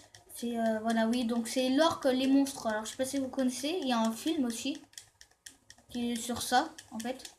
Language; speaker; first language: French; native; French